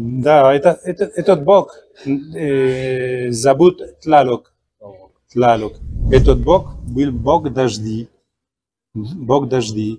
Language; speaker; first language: Russian; non-native, fluent; Spanish